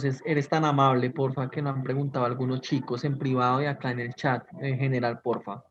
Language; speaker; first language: Spanish; native; Spanish